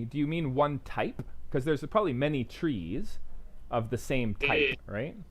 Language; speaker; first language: English; native; English